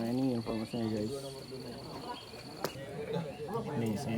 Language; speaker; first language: Indonesian; native; Indonesian